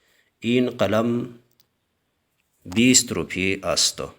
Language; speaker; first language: Persian; non-native, fluent; Urdu